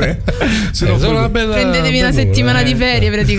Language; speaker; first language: Italian; native; Italian